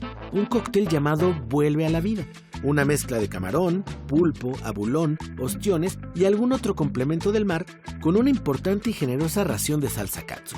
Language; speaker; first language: Spanish; native; Spanish